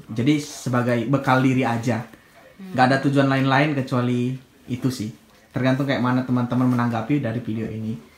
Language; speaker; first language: Indonesian; native; Indonesian